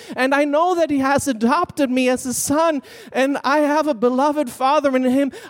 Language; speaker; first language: English; non-native, fluent; Swedish